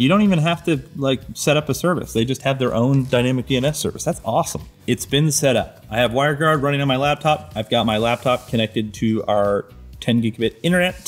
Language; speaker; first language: English; native; English